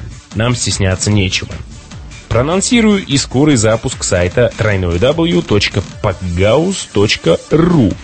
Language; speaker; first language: Russian; native; Russian